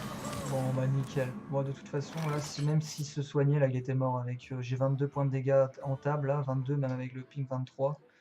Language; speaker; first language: French; native; French